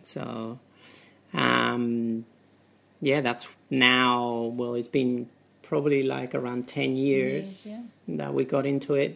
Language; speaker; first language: English; non-native, fluent; Spanish